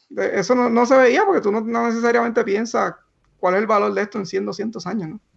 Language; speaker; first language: Spanish; native; Spanish